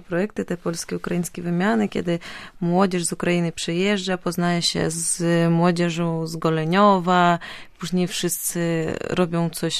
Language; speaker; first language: Polish; non-native, fluent; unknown